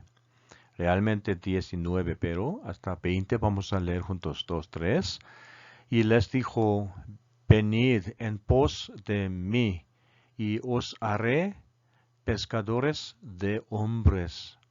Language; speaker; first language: Spanish; non-native, learner; Korean